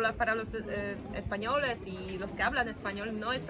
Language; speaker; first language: Spanish; non-native, fluent; Polish